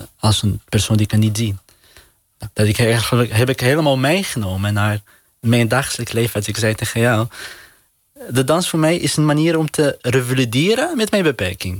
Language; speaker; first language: Dutch; non-native, learner; Arabic